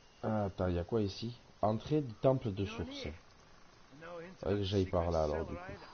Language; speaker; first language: French; native; French